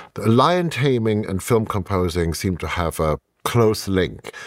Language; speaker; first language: English; non-native, fluent; German